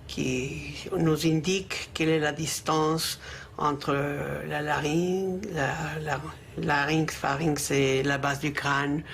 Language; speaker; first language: French; non-native, fluent; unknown